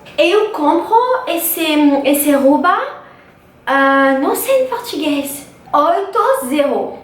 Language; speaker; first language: Portuguese; non-native, learner; French